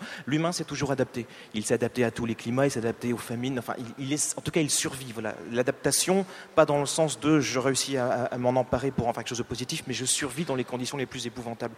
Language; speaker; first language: French; native; French